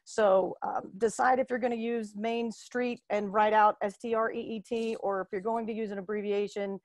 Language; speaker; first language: English; native; English